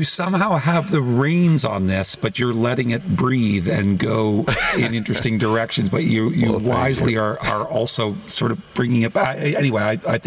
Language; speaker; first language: English; native; English